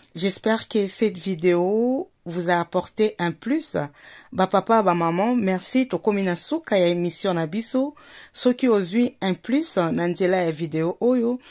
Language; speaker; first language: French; non-native, local second language; Lingala